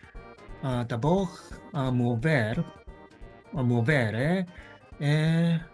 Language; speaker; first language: French; non-native, fluent; Japanese